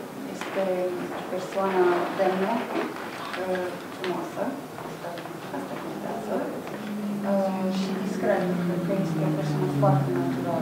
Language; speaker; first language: Romanian; non-native, fluent; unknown